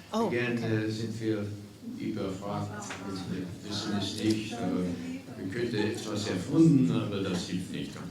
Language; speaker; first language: German; non-native, fluent; English